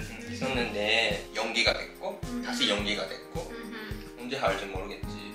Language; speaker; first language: Korean; non-native, fluent; Japanese